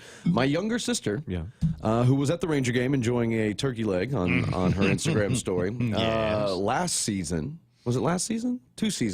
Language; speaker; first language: English; native; English